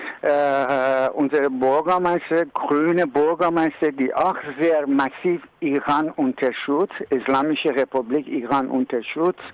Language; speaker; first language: German; non-native, learner; Persian